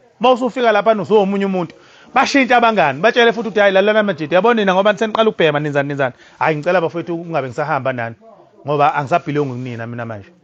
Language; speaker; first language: Zulu; native; Zulu